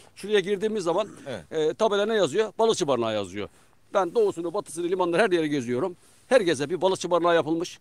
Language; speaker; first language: Turkish; native; Turkish